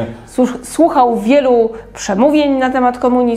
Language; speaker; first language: Polish; native; Polish